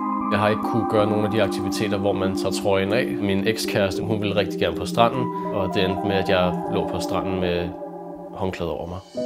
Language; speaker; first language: Danish; native; Danish